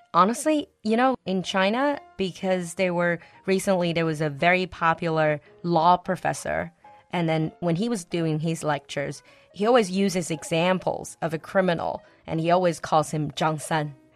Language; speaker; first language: English; non-native, fluent; Chinese